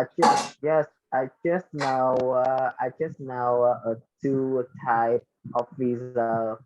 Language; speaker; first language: English; non-native, learner; Vietnamese